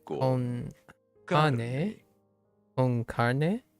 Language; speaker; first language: Spanish; non-native, learner; English